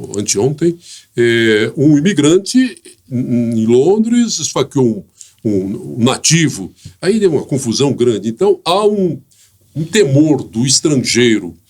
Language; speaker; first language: Portuguese; native; Portuguese